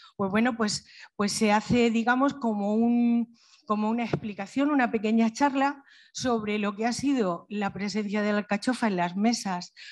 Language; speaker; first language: Spanish; native; Spanish